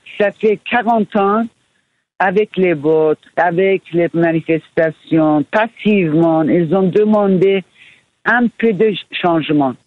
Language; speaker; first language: French; non-native, fluent; Persian